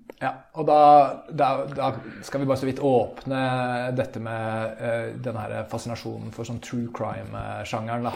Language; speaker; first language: Norwegian; native; Norwegian